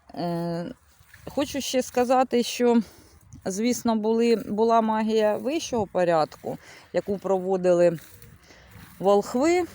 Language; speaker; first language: Ukrainian; non-native, local second language; Russian